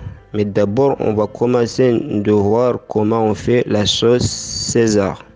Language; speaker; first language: French; non-native, learner; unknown